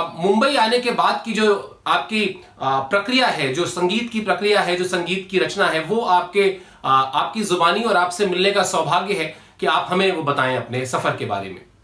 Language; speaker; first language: Hindi; native; Hindi